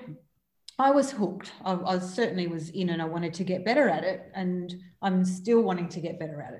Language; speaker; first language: English; native; English